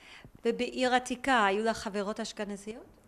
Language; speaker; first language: Hebrew; native; Hebrew